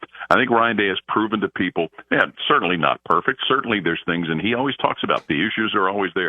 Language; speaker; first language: English; native; English